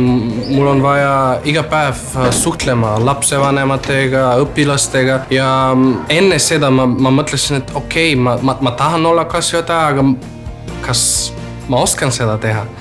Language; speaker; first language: Estonian; non-native, fluent; Macedonian